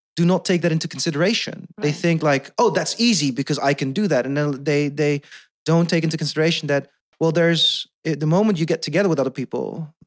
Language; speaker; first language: English; non-native, fluent; Dutch